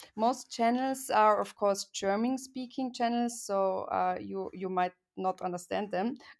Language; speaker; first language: English; non-native, fluent; German